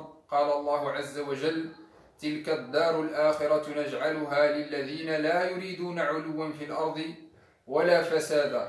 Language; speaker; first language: Arabic; native; Arabic